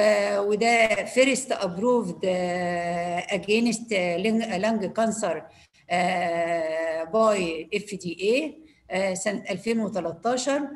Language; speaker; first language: Arabic; native; Arabic